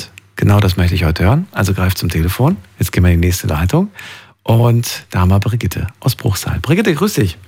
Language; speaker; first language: German; native; German